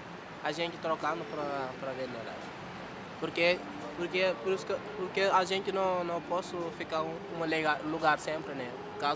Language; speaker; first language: Portuguese; non-native, learner; Wolof